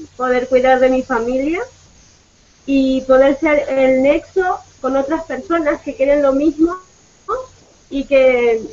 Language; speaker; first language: Spanish; native; Spanish